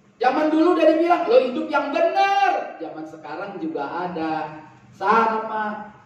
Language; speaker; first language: Indonesian; native; Indonesian